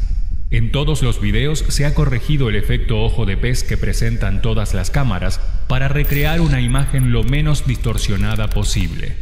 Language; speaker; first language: Spanish; native; Spanish